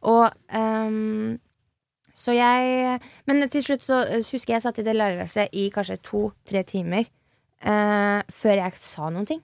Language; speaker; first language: Norwegian; early bilingual, other home language; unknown